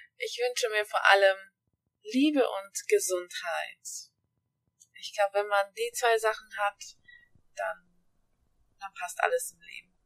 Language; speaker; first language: German; early bilingual, other home language; Hungarian